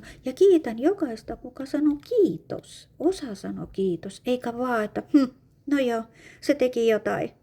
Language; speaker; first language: Finnish; non-native, fluent; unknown